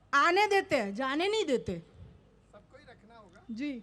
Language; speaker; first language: Hindi; non-native, local second language; Gujarati